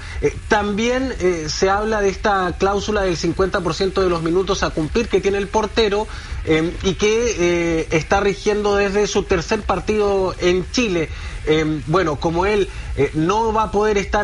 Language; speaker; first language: Spanish; native; Spanish